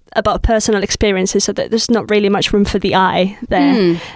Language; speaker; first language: English; non-native, fluent; Spanish